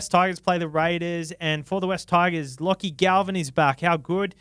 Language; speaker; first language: English; native; English